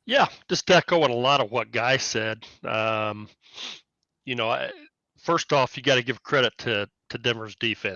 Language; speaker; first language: English; native; English